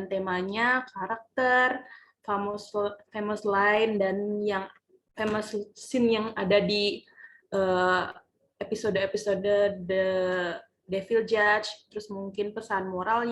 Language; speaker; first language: Indonesian; native; Indonesian